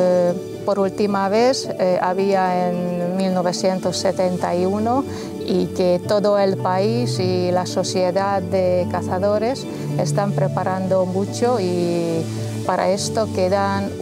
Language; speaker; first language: Spanish; non-native, fluent; Hungarian